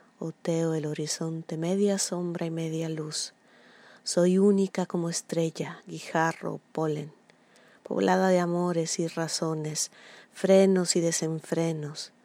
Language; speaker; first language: Spanish; non-native, fluent; Italian